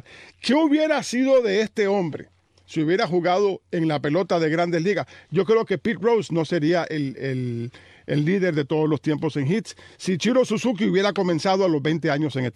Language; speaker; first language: Spanish; native; Spanish